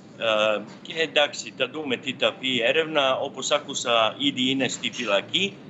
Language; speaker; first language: Greek; native; Greek